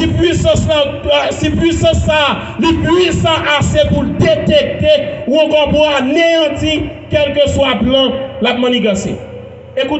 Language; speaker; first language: French; non-native, local second language; Haitian Creole